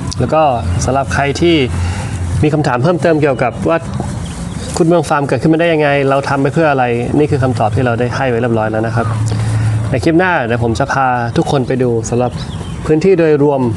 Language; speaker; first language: Thai; native; Thai